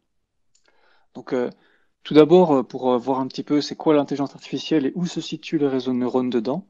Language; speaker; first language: French; native; French